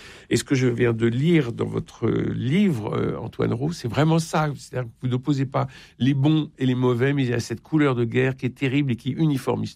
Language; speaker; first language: French; native; French